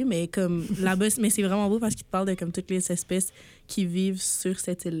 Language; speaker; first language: French; native; French